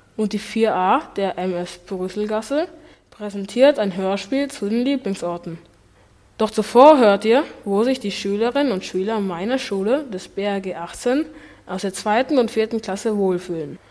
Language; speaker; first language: German; native; German